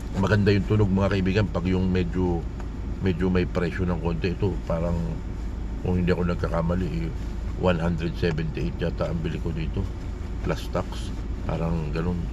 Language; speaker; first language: Filipino; native; Filipino